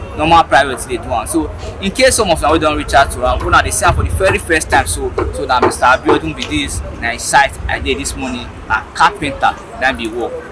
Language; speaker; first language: Nigerian Pidgin; native; Nigerian Pidgin